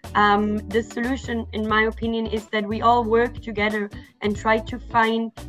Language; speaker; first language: English; non-native, fluent; German